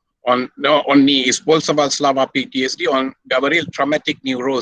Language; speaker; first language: Russian; non-native, learner; Sinhala